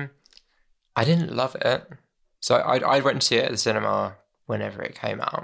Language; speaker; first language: English; native; English